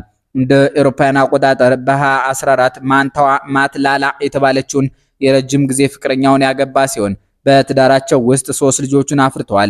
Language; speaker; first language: Amharic; native; Amharic